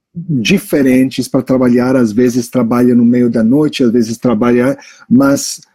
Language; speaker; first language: Portuguese; non-native, fluent; English